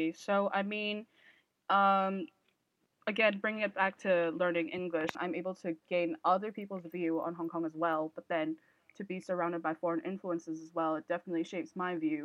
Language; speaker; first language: English; non-native, local second language; Cantonese